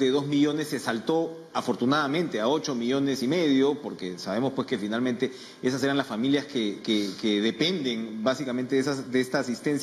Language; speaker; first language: Spanish; native; Spanish